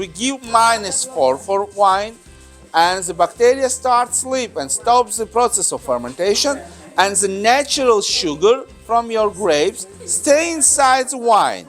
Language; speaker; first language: English; non-native, learner; Georgian